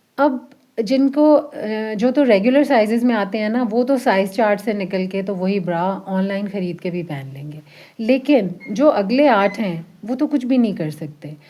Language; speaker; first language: Urdu; early bilingual, heritage; Urdu